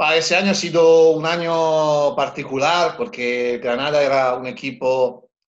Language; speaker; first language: Spanish; non-native, learner; Italian